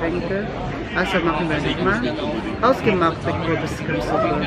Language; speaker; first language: German; non-native, learner; Filipino